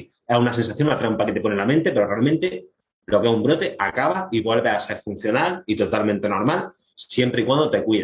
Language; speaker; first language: Spanish; native; Spanish